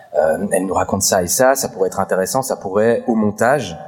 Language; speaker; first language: French; native; French